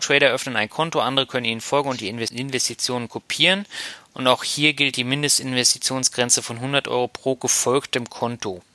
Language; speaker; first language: German; native; German